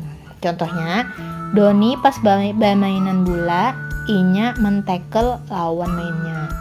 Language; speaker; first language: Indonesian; non-native, local second language; Banjar